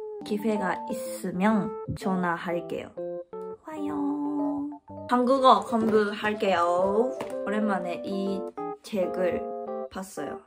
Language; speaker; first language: Korean; non-native, learner; Japanese